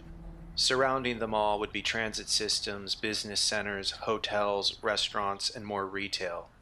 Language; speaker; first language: English; native; English